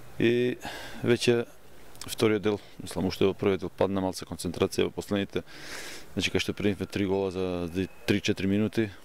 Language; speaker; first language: Macedonian; non-native, local second language; Albanian